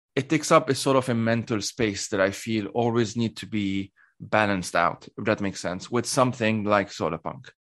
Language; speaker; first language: English; non-native, fluent; Arabic